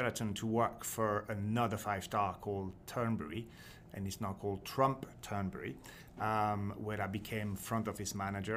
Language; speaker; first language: English; non-native, fluent; French